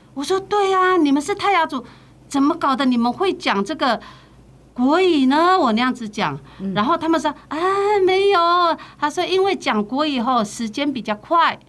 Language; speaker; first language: Chinese; non-native, local second language; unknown